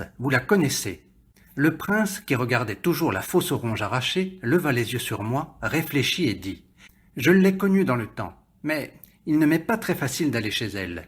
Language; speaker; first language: French; native; French